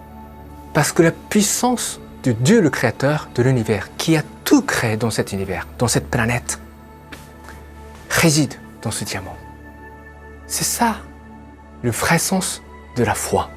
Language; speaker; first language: French; non-native, fluent; Japanese